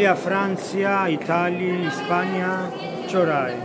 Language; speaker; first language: Polish; non-native, learner; Italian